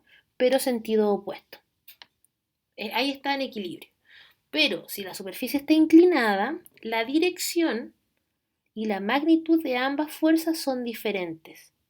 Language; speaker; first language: Spanish; native; Spanish